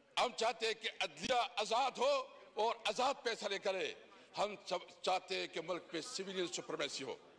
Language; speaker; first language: Urdu; non-native, local second language; Pashto